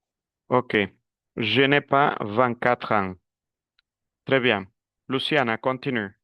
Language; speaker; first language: French; non-native, fluent; Spanish